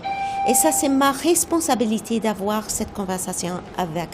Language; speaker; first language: French; non-native, fluent; English